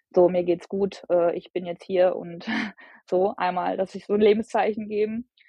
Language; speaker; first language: German; native; German